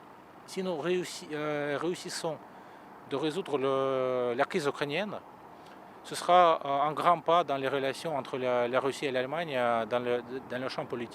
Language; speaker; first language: French; non-native, fluent; Russian